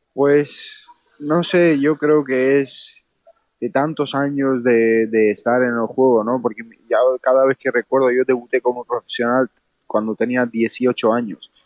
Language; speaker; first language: Spanish; non-native, fluent; Georgian